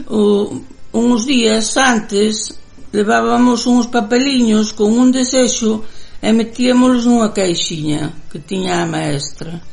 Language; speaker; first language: Galician; native; Galician